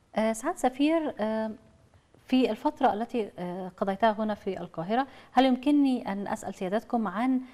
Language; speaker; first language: Arabic; native; Arabic